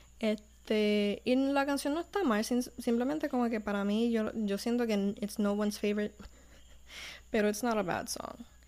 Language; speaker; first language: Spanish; early bilingual, heritage; Spanish